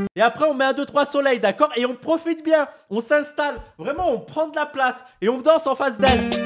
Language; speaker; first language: French; native; French